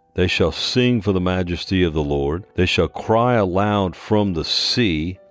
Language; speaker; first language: English; native; English